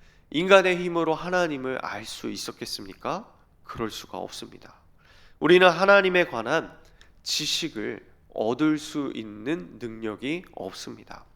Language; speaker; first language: Korean; native; Korean